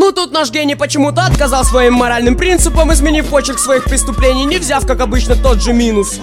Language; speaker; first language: Russian; native; Russian